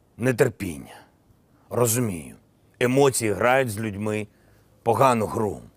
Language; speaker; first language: Ukrainian; non-native, local second language; Russian